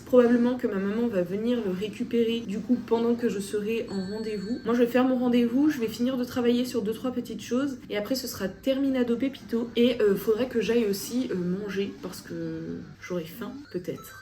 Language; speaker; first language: French; native; French